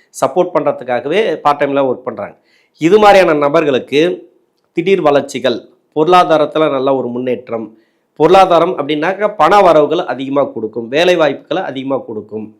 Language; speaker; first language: Tamil; native; Tamil